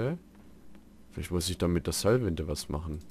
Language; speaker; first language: German; native; German